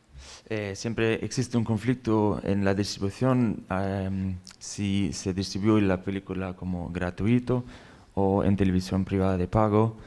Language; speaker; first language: Spanish; non-native, fluent; German